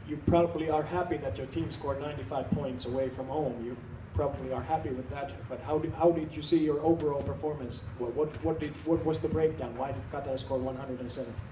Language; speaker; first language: English; non-native, fluent; Finnish